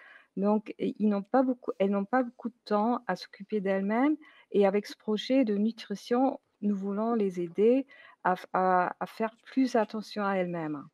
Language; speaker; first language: French; non-native, fluent; German